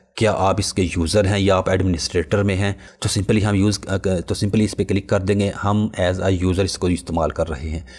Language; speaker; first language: Urdu; non-native, local second language; Punjabi